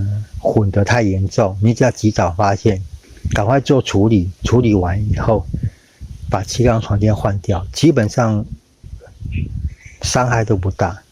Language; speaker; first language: Chinese; native; Chinese